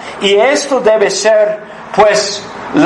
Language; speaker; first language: Spanish; non-native, fluent; English